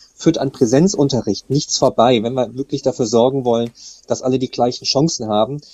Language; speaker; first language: German; native; German